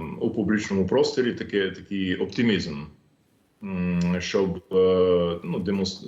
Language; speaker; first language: Ukrainian; non-native, fluent; English